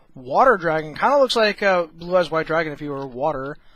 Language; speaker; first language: English; native; English